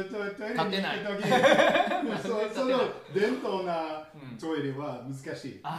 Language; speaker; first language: Japanese; non-native, learner; English